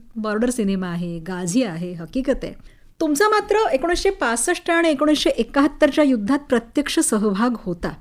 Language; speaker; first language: Marathi; native; Marathi